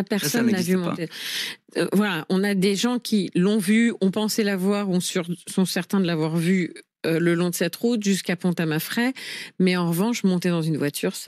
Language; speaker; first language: French; native; French